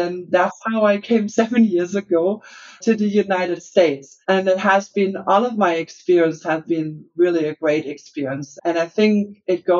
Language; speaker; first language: English; non-native, fluent; German